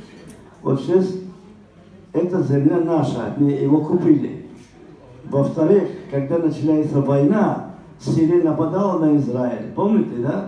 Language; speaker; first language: Russian; non-native, local second language; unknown